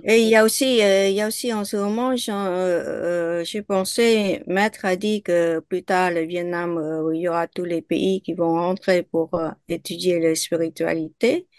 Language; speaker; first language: French; non-native, fluent; Vietnamese